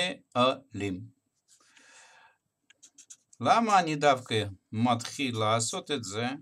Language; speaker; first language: Hebrew; non-native, fluent; Russian